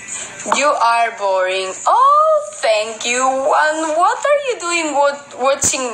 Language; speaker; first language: English; non-native, fluent; Spanish